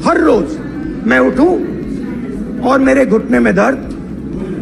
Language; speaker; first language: Hindi; native; Hindi